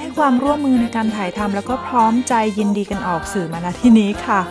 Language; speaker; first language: Thai; native; Thai